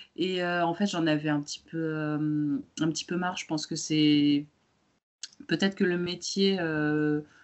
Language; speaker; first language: French; early bilingual, other home language; Romanian